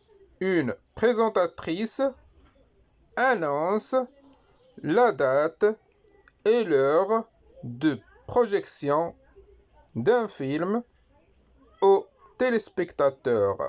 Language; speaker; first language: French; non-native, local second language; Arabic